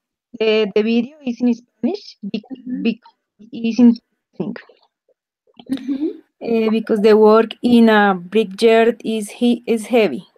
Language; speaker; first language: English; non-native, learner; Spanish